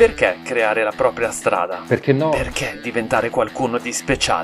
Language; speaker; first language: Italian; native; Italian